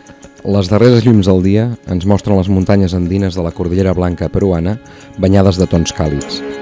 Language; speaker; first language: Catalan; native; Catalan